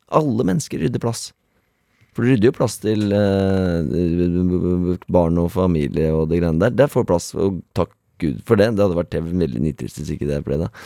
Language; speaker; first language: Norwegian; native; Norwegian